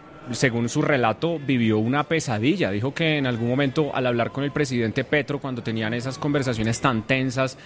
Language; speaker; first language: Spanish; native; Spanish